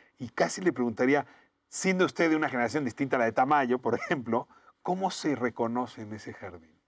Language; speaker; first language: Spanish; native; Spanish